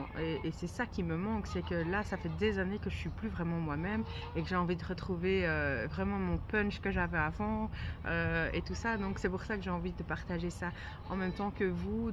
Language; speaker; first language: French; native; French